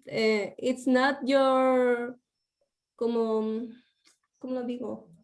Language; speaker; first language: English; non-native, learner; Spanish